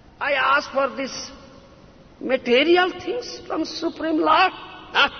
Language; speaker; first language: English; non-native, local second language; Odia